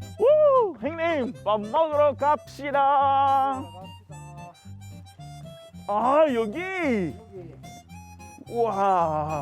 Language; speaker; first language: Korean; non-native, learner; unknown